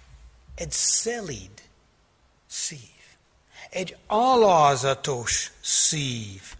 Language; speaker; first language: Hungarian; non-native, fluent; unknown